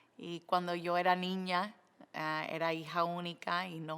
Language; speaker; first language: Spanish; early bilingual, other home language; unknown